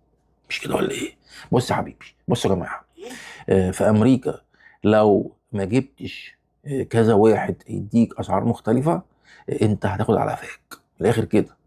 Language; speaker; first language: Arabic; native; Arabic